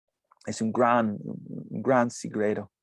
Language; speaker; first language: Spanish; non-native, fluent; English